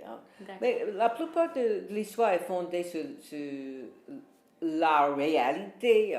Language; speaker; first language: French; non-native, fluent; English